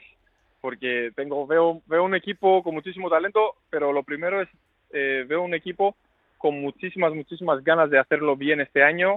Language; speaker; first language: Spanish; non-native, fluent; Greek